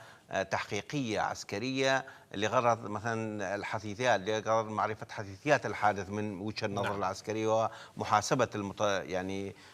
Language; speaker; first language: Arabic; non-native, local second language; Kurdish